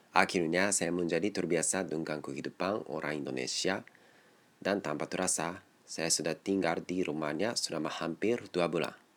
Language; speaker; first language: Indonesian; non-native, learner; Japanese